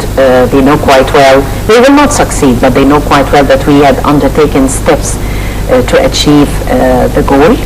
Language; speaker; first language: English; non-native, fluent; Arabic